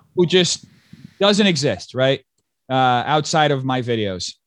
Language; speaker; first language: English; early bilingual, other home language; Portuguese